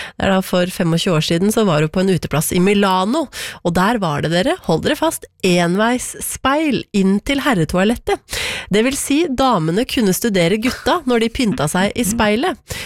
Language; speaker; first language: Norwegian; native; Norwegian